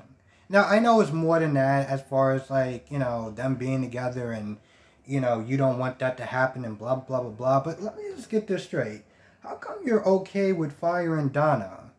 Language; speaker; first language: English; native; English